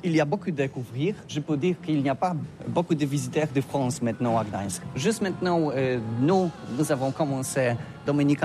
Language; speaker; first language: French; non-native, learner; Polish